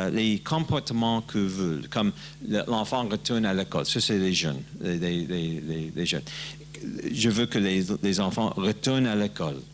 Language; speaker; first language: French; non-native, learner; English